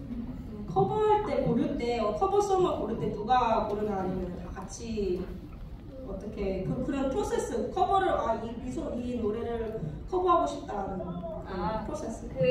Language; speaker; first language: Korean; early bilingual, heritage; English